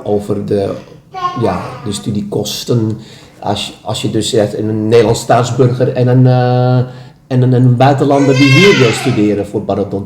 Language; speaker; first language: Dutch; non-native, fluent; Indonesian